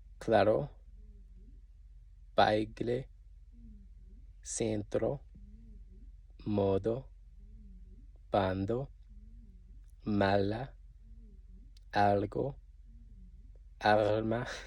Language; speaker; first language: Spanish; non-native, learner; English